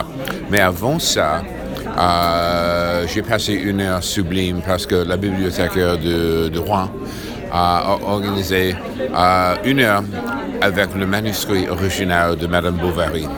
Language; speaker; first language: French; non-native, fluent; English